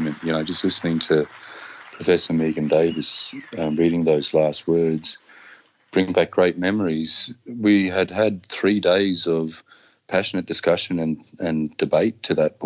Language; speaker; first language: English; native; English